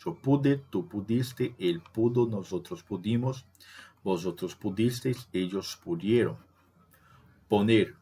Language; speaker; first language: Spanish; non-native, fluent; Portuguese